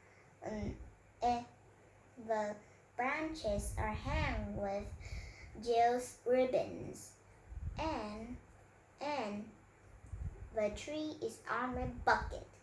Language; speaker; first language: English; non-native, learner; Vietnamese